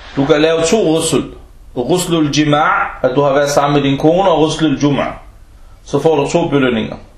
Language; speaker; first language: Danish; early bilingual, other home language; Arabic